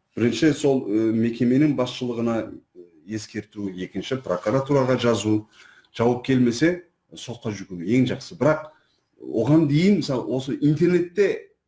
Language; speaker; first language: Kazakh; non-native, fluent; Turkish